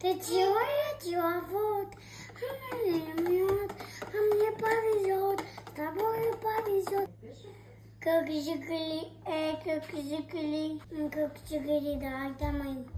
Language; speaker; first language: Russian; early bilingual, heritage; Kazakh